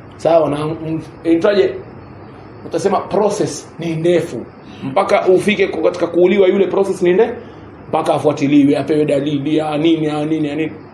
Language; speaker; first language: Swahili; native; Swahili